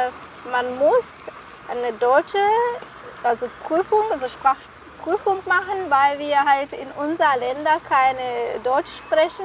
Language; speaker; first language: German; non-native, fluent; Kinyarwanda